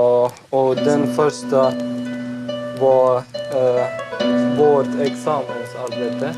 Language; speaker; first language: Swedish; non-native, learner; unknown